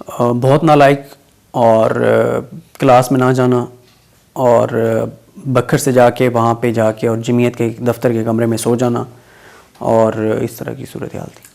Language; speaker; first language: Urdu; non-native, local second language; Saraiki